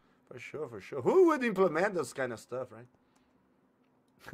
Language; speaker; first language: English; non-native, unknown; Portuguese